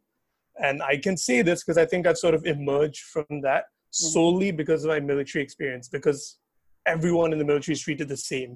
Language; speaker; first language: English; native; English